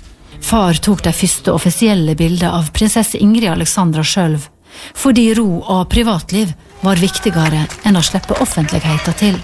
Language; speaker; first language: Norwegian; native; Norwegian